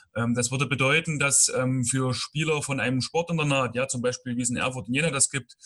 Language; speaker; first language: German; native; German